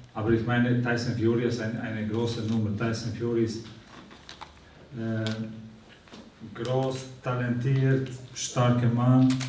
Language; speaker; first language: German; non-native, fluent; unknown